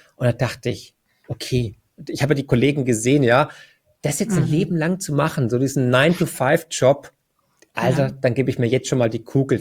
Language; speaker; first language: German; native; German